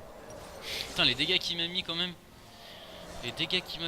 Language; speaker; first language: French; native; French